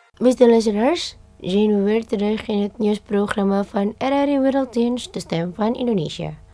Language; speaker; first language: Dutch; non-native, fluent; Indonesian